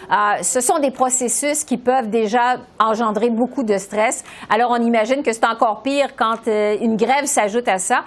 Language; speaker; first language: French; native; French